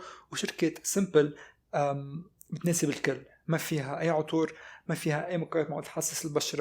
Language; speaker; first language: Arabic; native; Arabic